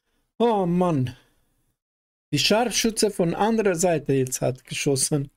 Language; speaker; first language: German; non-native, fluent; Romanian